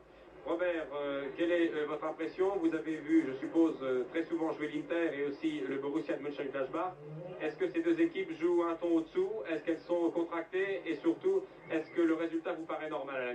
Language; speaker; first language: French; native; French